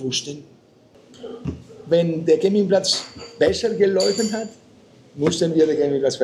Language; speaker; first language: German; non-native, fluent; Spanish